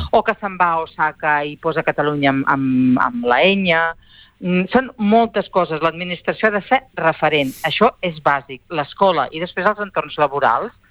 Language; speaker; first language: Catalan; native; Catalan